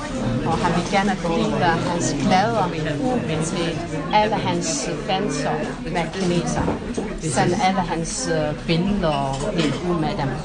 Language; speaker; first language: Danish; non-native, fluent; Chinese